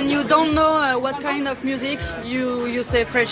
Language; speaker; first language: English; non-native, learner; French